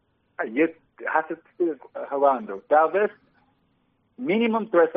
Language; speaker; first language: Spanish; early bilingual, heritage; English